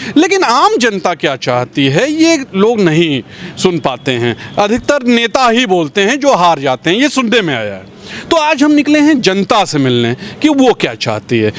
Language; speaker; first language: Hindi; native; Hindi